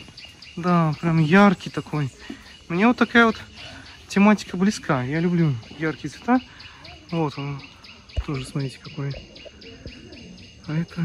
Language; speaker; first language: Russian; native; Russian